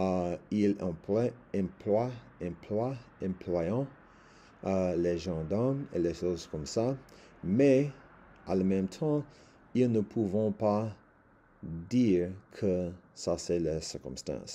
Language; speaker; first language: French; non-native, learner; English